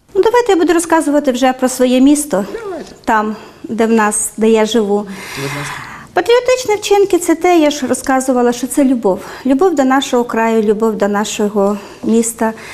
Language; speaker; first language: Ukrainian; native; Ukrainian